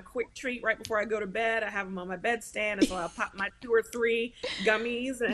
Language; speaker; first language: English; native; English